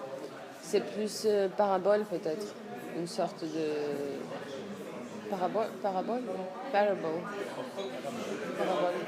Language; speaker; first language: French; non-native, fluent; Russian